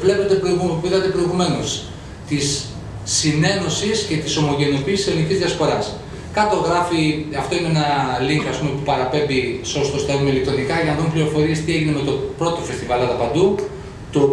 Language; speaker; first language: Greek; native; Greek